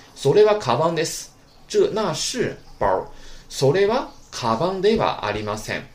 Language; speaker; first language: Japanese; non-native, fluent; Chinese